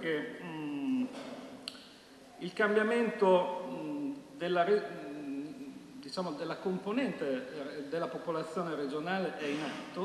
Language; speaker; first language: Italian; native; Italian